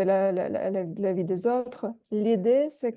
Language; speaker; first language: French; non-native, fluent; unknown